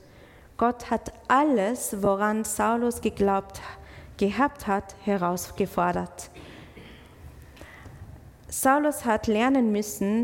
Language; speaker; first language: German; non-native, fluent; English